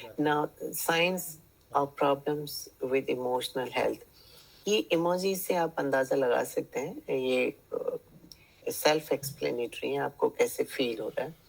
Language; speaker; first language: Hindi; native; Hindi